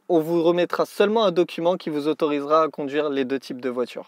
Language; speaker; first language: French; native; French